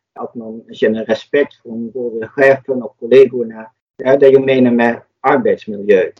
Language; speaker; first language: Swedish; non-native, fluent; Dutch